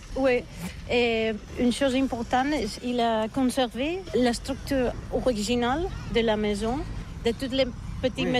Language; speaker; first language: French; non-native, learner; Catalan